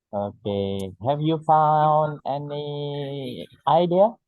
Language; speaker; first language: English; non-native, fluent; Indonesian